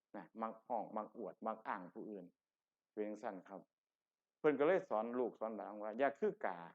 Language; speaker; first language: Thai; native; Thai